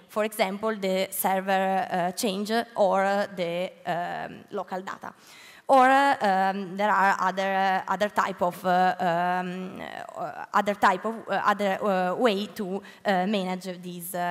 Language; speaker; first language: English; non-native, learner; Italian